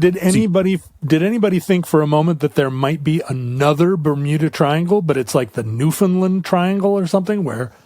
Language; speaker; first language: English; native; English